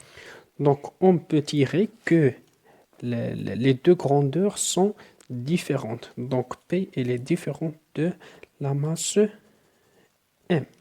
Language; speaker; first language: French; non-native, local second language; Arabic